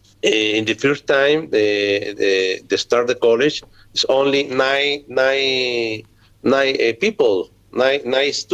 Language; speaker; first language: English; non-native, learner; Spanish